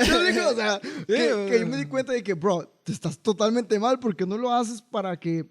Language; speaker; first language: Spanish; native; Spanish